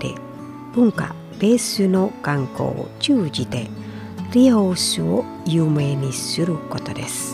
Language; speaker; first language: Japanese; non-native, fluent; Indonesian